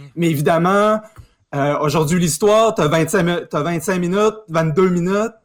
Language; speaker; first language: French; native; French